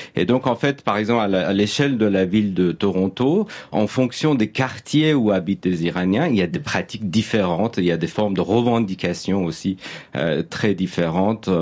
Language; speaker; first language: French; non-native, fluent; Persian